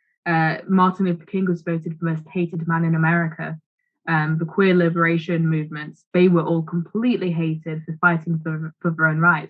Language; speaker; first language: English; native; English